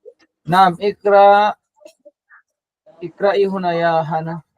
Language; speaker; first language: Arabic; non-native, fluent; Filipino